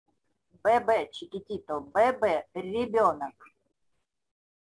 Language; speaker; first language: Russian; non-native, fluent; Spanish